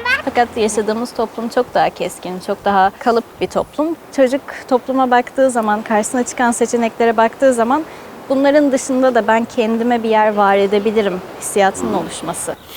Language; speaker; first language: Turkish; native; Turkish